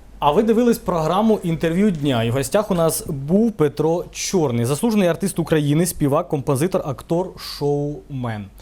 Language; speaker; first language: Ukrainian; native; Ukrainian